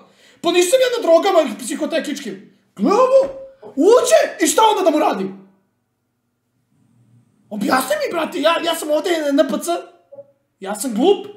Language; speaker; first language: Bosnian; native; Bosnian